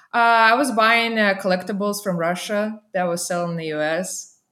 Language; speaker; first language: English; non-native, fluent; Russian